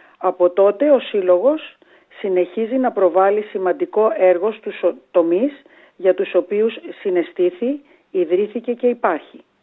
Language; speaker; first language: Greek; native; Greek